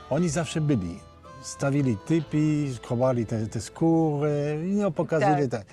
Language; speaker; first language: Polish; early bilingual, heritage; Polish